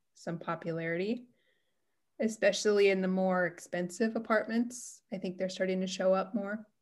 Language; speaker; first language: English; native; English